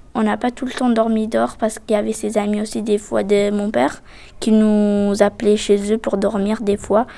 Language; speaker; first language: French; non-native, fluent; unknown